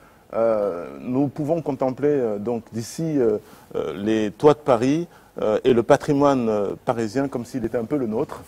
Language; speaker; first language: French; native; French